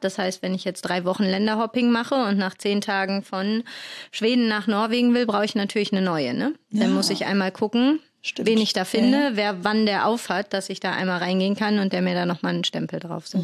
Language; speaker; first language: German; native; German